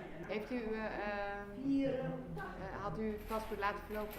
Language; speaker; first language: Dutch; native; Dutch